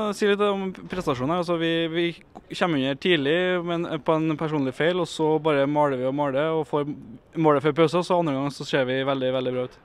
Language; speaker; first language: Norwegian; native; Norwegian